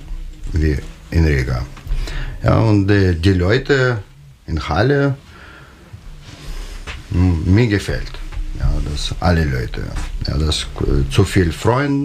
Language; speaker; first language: German; non-native, learner; Russian